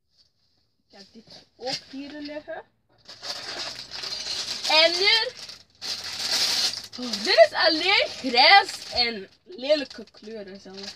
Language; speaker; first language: Dutch; early bilingual, other home language; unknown